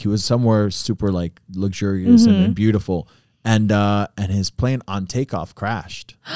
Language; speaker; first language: English; early bilingual, other home language; Spanish